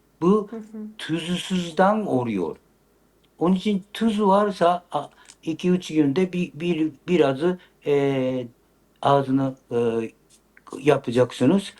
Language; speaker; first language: Turkish; non-native, learner; Japanese